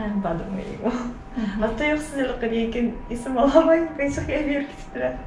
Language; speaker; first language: Turkish; non-native, learner; Uyghur